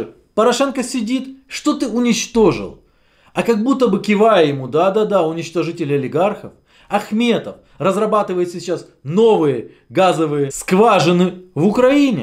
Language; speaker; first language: Russian; native; Russian